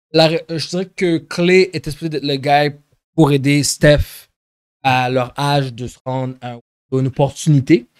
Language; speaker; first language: French; native; French